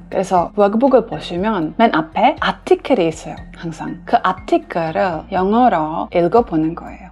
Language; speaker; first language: Korean; non-native, fluent; English